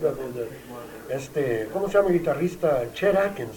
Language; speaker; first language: Spanish; early bilingual, heritage; Spanish